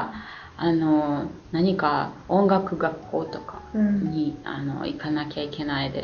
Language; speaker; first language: Japanese; non-native, fluent; Ukrainian